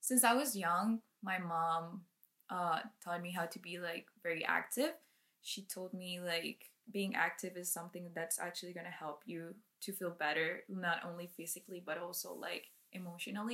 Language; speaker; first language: English; non-native, fluent; Spanish